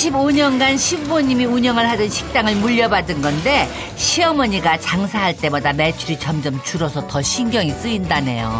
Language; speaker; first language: Korean; native; Korean